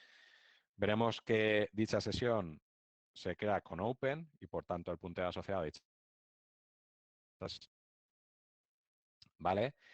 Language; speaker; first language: Spanish; native; Spanish